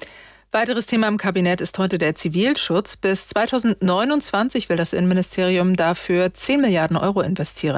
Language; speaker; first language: German; native; German